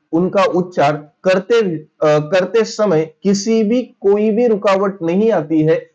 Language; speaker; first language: Hindi; non-native, local second language; Marathi